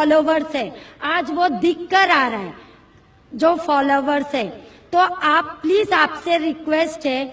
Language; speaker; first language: Hindi; non-native, local second language; Marathi